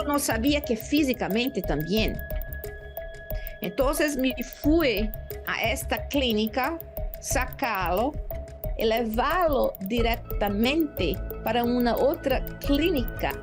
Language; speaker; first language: Spanish; non-native, learner; Portuguese